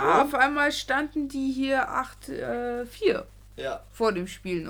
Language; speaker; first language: German; native; German